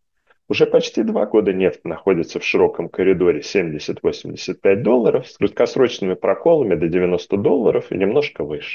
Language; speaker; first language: Russian; native; Russian